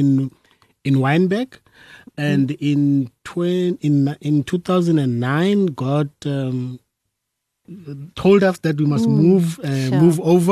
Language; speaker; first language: English; non-native, local second language; Tswana